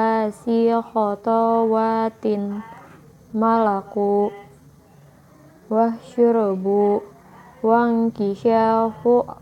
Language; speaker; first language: Arabic; non-native, learner; Indonesian